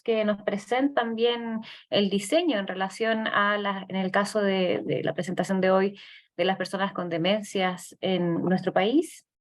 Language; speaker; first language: Spanish; native; Spanish